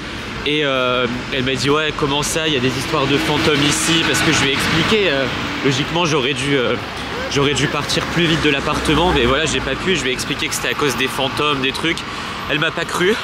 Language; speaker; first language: French; native; French